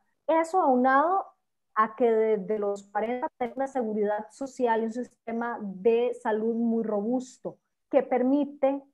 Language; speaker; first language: Spanish; native; Spanish